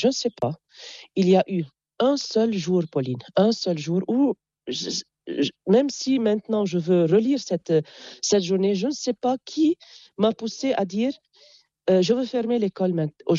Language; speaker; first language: French; non-native, local second language; Arabic